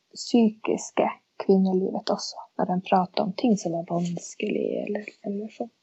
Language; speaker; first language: Swedish; non-native, fluent; Northern Sami